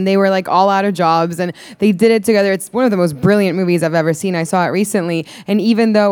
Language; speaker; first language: English; non-native, fluent; Spanish